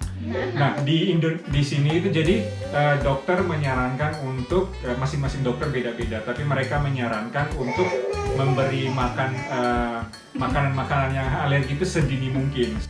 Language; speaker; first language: Indonesian; native; Indonesian